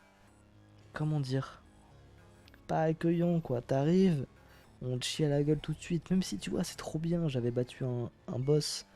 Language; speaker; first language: French; native; French